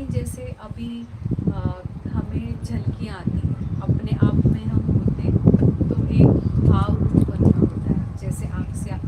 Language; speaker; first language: Hindi; native; Hindi